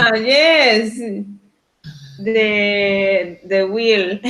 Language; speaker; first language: English; non-native, learner; Spanish